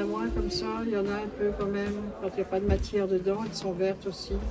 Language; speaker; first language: French; native; French